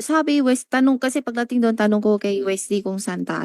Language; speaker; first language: Filipino; non-native, local second language; Chinese